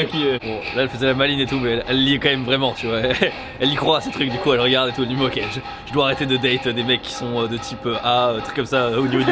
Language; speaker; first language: French; native; French